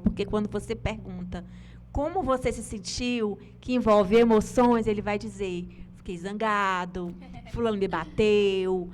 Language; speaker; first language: Portuguese; native; Portuguese